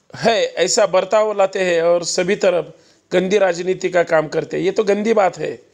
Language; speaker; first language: Hindi; non-native, local second language; Marathi